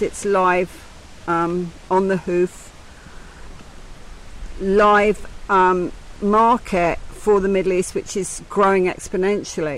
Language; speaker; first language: English; native; English